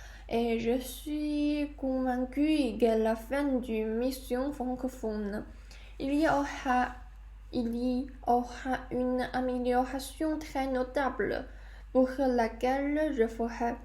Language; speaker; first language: French; non-native, learner; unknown